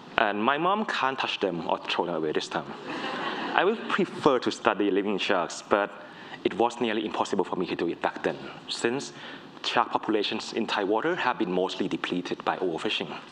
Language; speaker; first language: English; non-native, fluent; Thai